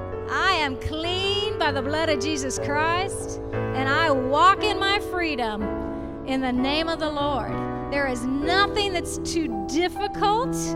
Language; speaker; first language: English; native; English